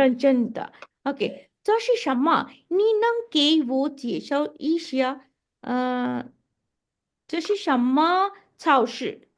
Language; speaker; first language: Chinese; non-native, learner; Hindi